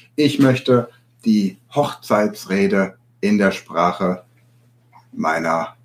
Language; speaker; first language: German; native; German